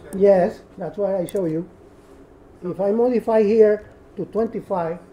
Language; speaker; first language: English; non-native, learner; Spanish